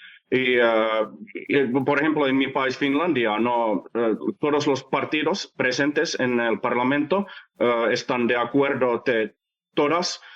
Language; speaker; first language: Spanish; non-native, fluent; Finnish